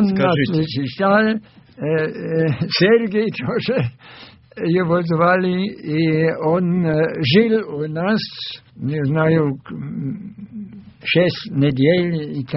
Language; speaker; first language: Russian; non-native, fluent; German